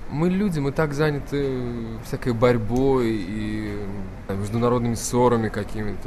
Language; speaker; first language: Russian; native; Russian